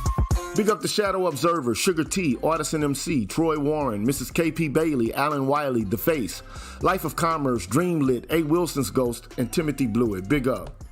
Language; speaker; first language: English; native; English